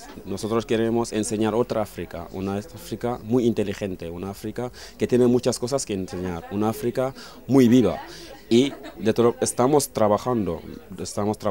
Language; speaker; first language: Spanish; non-native, fluent; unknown